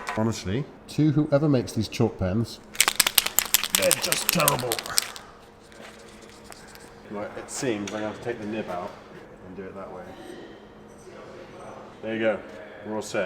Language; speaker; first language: English; native; English